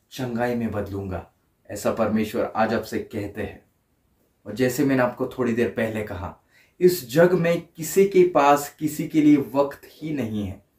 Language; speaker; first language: Hindi; non-native, local second language; Marathi